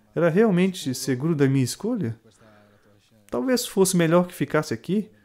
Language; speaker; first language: Portuguese; non-native, fluent; Italian